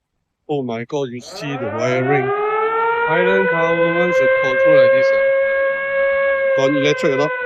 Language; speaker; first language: English; non-native, local second language; Chinese